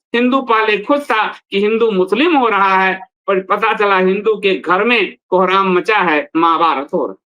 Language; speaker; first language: Hindi; native; Hindi